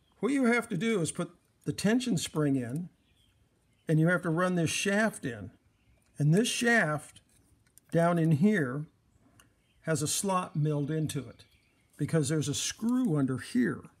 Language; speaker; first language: English; native; English